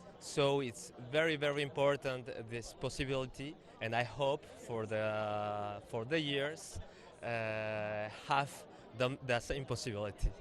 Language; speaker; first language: English; non-native, learner; French